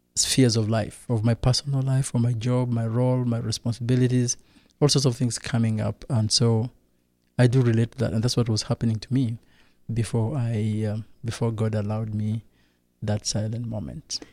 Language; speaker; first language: English; non-native, local second language; Kinyarwanda